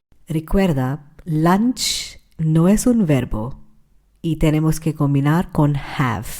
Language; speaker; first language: Spanish; non-native, fluent; English